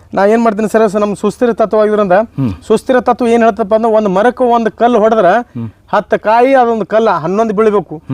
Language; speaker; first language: Kannada; non-native, local second language; Marathi